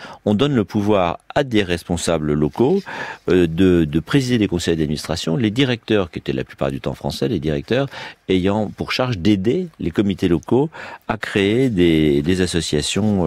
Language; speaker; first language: French; native; French